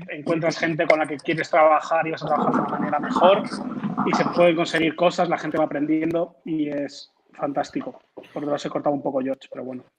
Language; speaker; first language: Spanish; native; Spanish